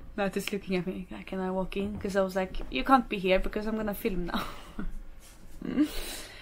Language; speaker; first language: English; non-native, fluent; Swedish